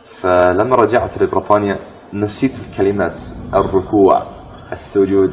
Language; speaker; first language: Arabic; non-native, fluent; English